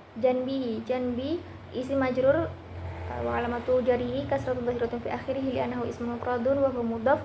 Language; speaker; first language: Arabic; non-native, learner; Indonesian